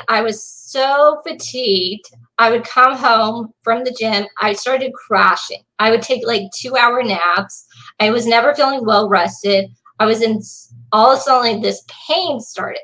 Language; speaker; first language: English; native; English